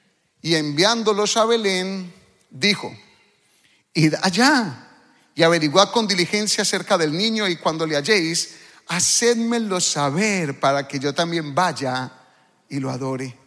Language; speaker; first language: Spanish; native; Spanish